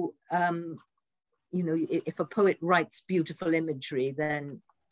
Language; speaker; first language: English; native; English